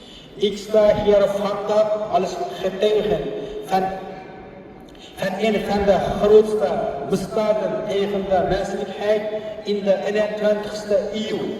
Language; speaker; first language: Dutch; non-native, learner; Uyghur